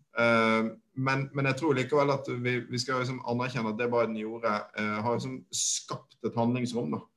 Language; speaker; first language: Norwegian; native; Norwegian